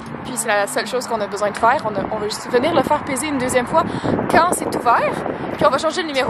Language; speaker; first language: French; native; French